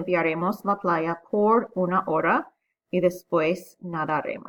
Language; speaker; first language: Spanish; non-native, fluent; English